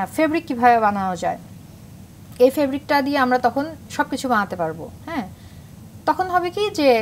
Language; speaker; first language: Bangla; native; Bangla